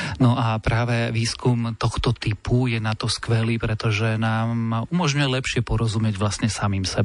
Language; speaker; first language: Slovak; native; Slovak